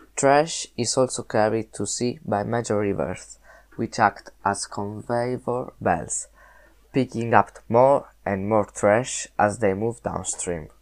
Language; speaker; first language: English; non-native, learner; Italian